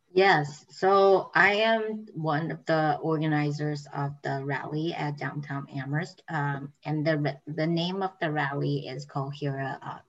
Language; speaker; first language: English; non-native, fluent; Chinese